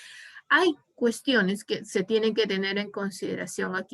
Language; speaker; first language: Spanish; native; Spanish